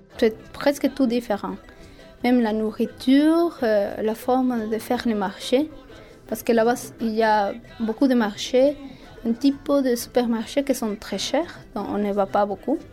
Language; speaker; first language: French; non-native, fluent; Spanish